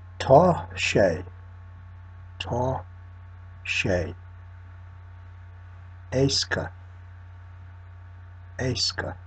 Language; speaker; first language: Irish; non-native, local second language; English